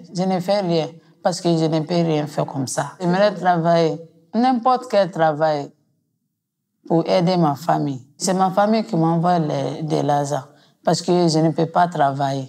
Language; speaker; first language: French; non-native, local second language; Mandingo